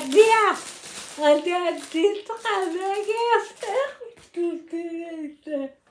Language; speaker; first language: French; non-native, learner; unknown